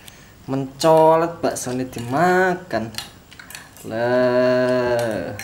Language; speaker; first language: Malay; non-native, local second language; Javanese